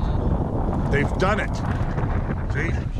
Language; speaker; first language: English; native; English